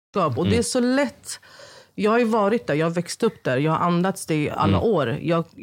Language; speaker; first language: Swedish; native; Swedish